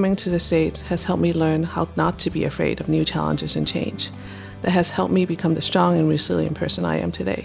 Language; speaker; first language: English; non-native, local second language; Cantonese